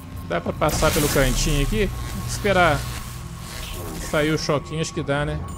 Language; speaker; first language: Portuguese; native; Portuguese